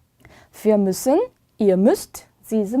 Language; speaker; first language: German; non-native, fluent; Korean